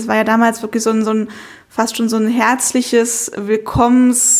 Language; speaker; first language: German; native; German